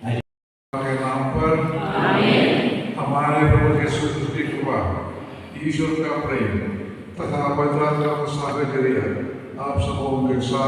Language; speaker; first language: Hindi; non-native, local second language; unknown